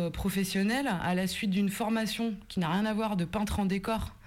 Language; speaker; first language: French; native; French